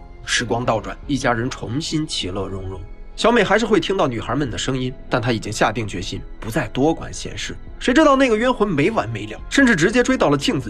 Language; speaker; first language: Chinese; native; Chinese